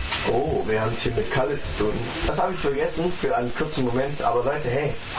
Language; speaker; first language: German; native; German